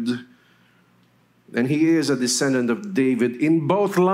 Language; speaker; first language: English; non-native, local second language; Filipino